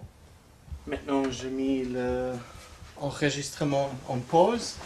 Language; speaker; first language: French; non-native, fluent; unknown